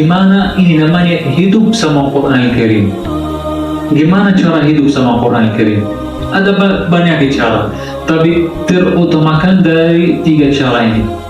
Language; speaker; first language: Indonesian; non-native, fluent; Arabic